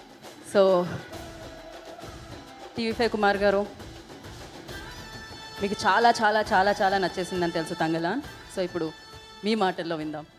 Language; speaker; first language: Telugu; native; Telugu